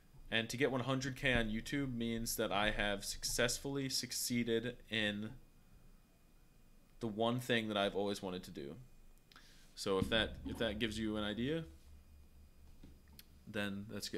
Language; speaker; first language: English; native; English